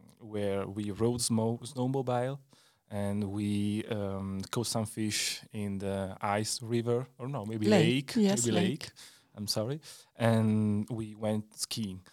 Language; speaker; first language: English; non-native, learner; Italian